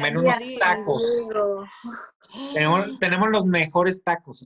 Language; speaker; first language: Spanish; native; Spanish